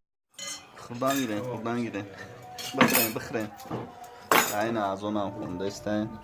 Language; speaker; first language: Turkish; non-native, fluent; Tajik